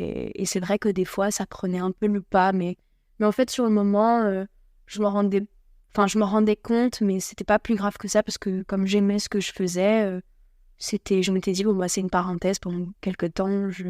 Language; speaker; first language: French; native; French